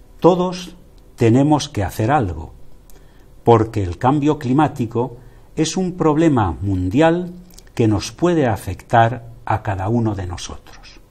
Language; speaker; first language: Spanish; native; Spanish